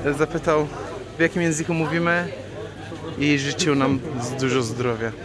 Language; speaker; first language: Polish; non-native, fluent; Persian